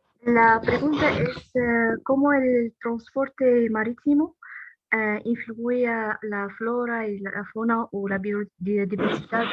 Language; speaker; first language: Spanish; non-native, learner; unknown